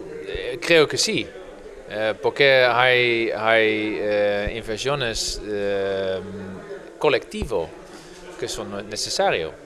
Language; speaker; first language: Spanish; non-native, fluent; Dutch